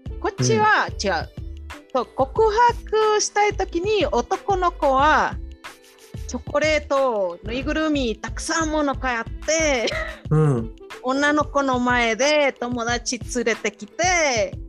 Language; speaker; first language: Japanese; non-native, fluent; Spanish